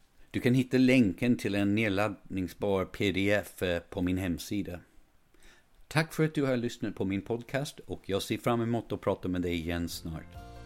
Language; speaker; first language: Swedish; non-native, fluent; English